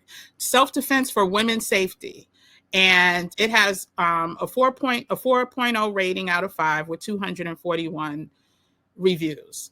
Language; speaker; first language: English; native; English